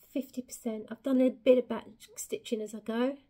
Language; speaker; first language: English; native; English